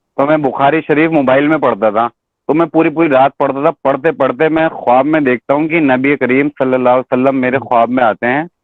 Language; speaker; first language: Urdu; native; Urdu